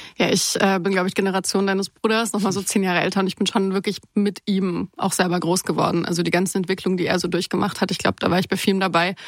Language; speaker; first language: German; native; German